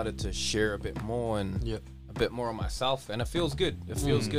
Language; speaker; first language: English; native; English